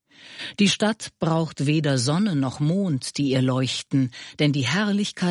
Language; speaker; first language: German; native; German